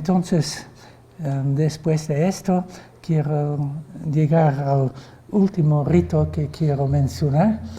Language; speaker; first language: Spanish; non-native, fluent; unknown